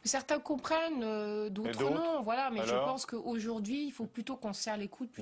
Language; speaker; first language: French; native; French